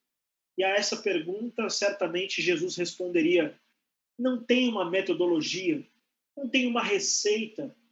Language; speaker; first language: Portuguese; native; Portuguese